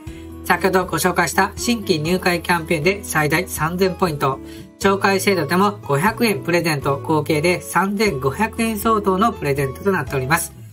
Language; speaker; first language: Japanese; native; Japanese